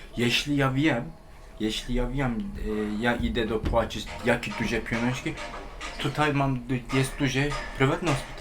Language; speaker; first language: Polish; non-native, learner; Turkish